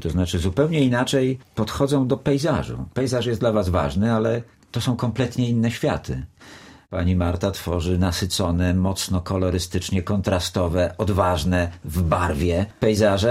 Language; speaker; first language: Polish; native; Polish